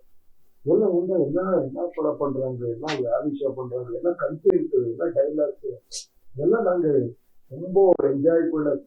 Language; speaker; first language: Tamil; non-native, learner; Kannada